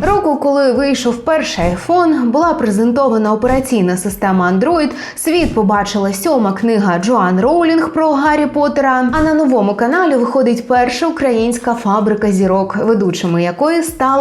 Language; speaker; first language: Ukrainian; native; Ukrainian